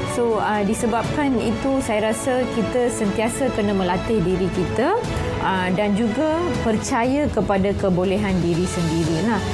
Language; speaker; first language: Malay; non-native, local second language; Tamil